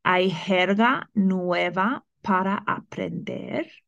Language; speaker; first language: Spanish; non-native, fluent; English